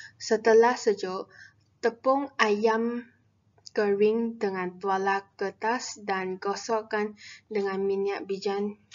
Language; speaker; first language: Malay; non-native, local second language; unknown